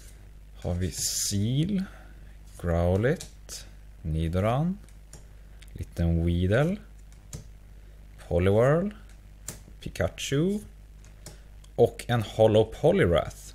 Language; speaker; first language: Swedish; native; Swedish